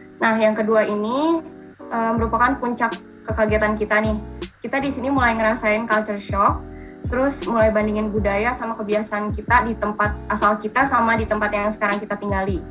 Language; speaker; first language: Indonesian; native; Indonesian